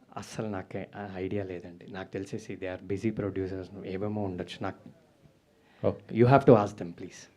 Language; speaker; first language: Telugu; native; Telugu